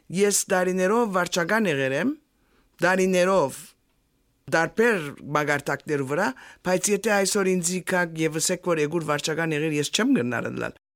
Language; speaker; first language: Armenian; early bilingual, heritage; Armenian